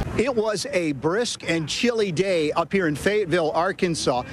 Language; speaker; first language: English; native; English